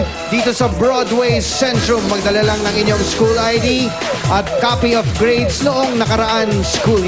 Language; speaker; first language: Filipino; native; Filipino